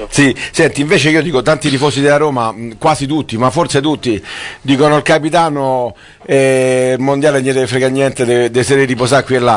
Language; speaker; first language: Italian; native; Italian